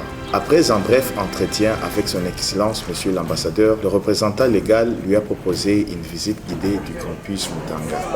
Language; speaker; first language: French; non-native, local second language; Rundi